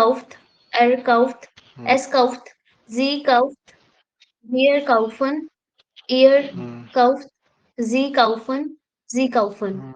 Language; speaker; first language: German; non-native, learner; Hindi